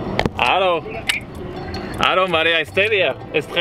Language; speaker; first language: Spanish; non-native, learner; French